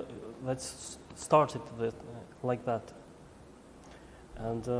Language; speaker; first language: English; non-native, learner; Albanian